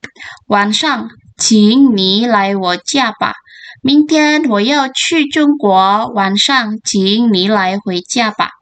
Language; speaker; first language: Chinese; non-native, fluent; Indonesian